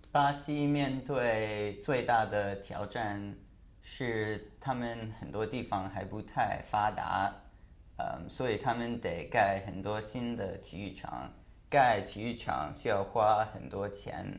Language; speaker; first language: Chinese; non-native, learner; English